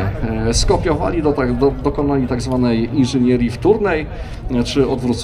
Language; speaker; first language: Polish; native; Polish